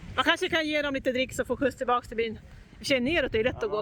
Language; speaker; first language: Swedish; native; Swedish